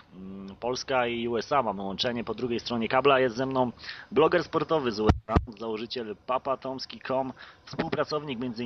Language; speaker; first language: Polish; native; Polish